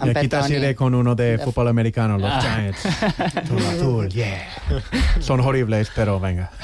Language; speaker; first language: Spanish; non-native, learner; English